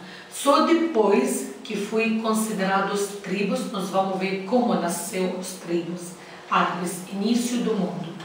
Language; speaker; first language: Portuguese; non-native, learner; Arabic